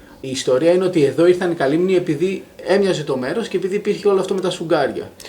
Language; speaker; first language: Greek; native; Greek